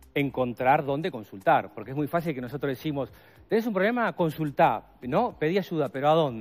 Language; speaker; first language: Spanish; native; Spanish